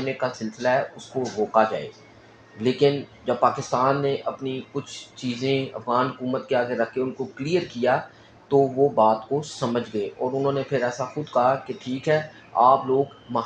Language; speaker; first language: Urdu; non-native, local second language; Punjabi